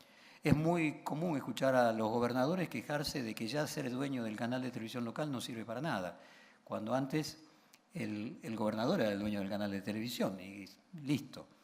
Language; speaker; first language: Spanish; native; Spanish